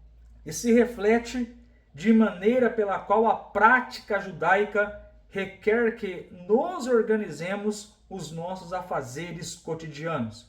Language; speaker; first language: Portuguese; native; Portuguese